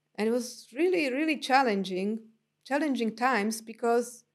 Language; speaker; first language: English; non-native, fluent; Slovak